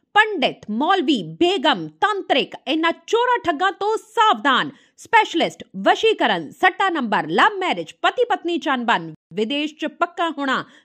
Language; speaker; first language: Hindi; non-native, local second language; Punjabi